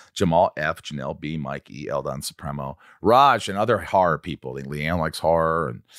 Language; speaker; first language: English; native; English